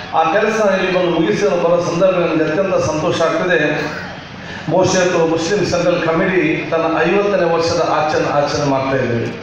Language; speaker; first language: Kannada; non-native, local second language; Malayalam